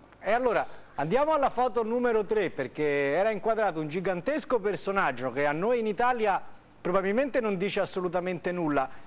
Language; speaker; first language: Italian; native; Italian